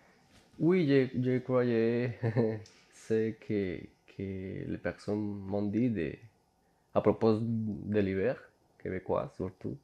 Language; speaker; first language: French; non-native, fluent; Spanish